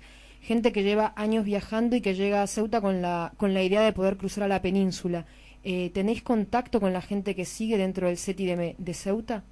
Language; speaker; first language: Spanish; native; Spanish